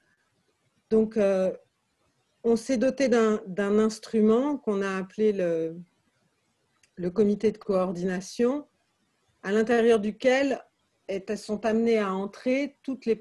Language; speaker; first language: French; native; French